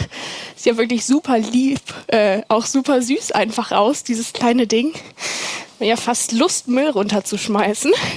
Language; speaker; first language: German; native; German